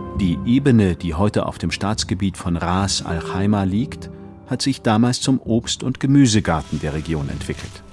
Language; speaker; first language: German; native; German